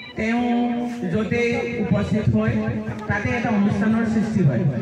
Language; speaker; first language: Assamese; non-native, local second language; Mising